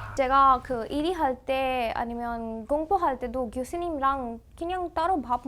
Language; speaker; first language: Korean; non-native, learner; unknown